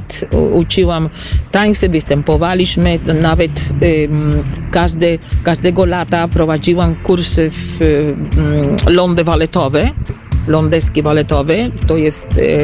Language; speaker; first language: Polish; non-native, fluent; Spanish